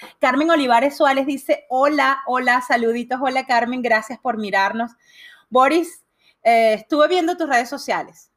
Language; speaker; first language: Spanish; native; Spanish